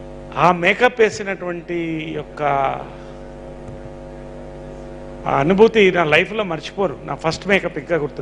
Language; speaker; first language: Telugu; native; Telugu